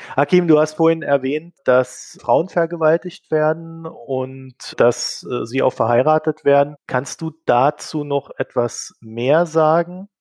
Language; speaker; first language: German; native; German